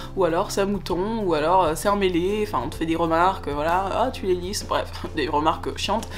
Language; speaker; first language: French; native; French